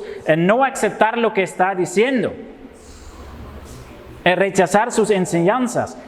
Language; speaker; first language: Spanish; non-native, fluent; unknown